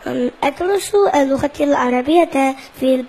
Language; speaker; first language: Arabic; non-native, learner; Chinese